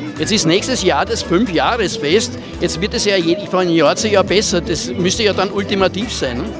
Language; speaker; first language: German; native; German